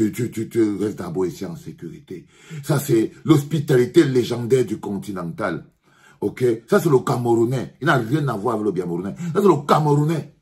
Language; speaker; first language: French; native; French